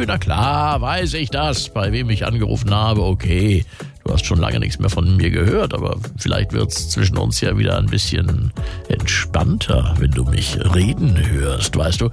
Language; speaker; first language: German; native; German